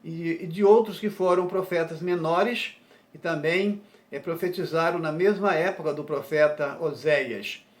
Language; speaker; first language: Portuguese; native; Portuguese